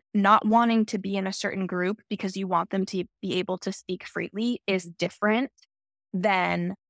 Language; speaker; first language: English; native; English